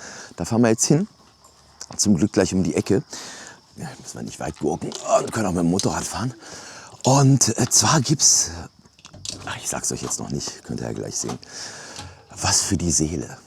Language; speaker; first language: German; native; German